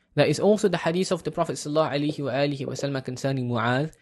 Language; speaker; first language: English; non-native, local second language; Malay